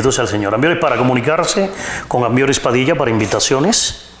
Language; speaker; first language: Spanish; native; Spanish